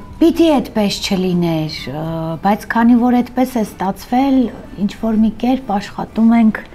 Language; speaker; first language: Armenian; native; Armenian